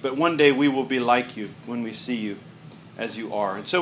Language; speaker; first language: English; native; English